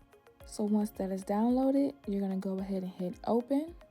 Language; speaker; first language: English; native; English